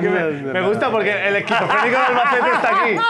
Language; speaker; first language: Spanish; native; Spanish